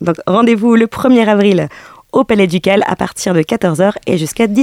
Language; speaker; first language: French; native; French